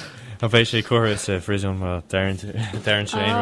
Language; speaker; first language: Irish; non-native, local second language; English